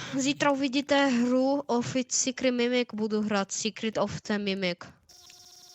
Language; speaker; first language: Czech; early bilingual, other home language; Russian